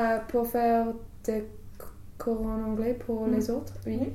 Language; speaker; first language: French; non-native, learner; English